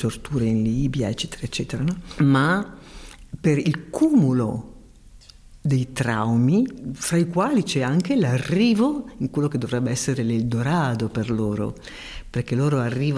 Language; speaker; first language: Italian; native; Italian